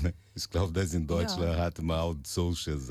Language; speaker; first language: German; non-native, fluent; Portuguese